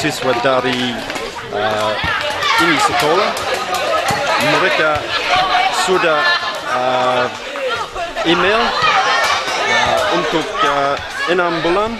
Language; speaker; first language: Indonesian; non-native, learner; English